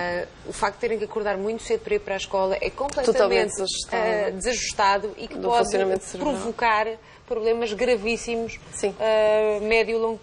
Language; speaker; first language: Portuguese; native; Portuguese